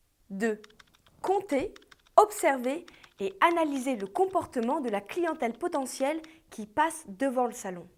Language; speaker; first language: French; native; French